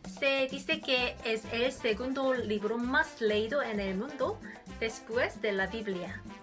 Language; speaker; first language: Spanish; non-native, learner; Korean